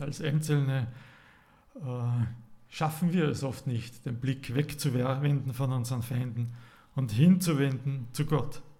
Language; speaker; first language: German; native; German